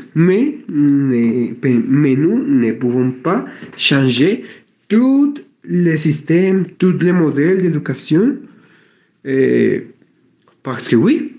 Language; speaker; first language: French; non-native, learner; Spanish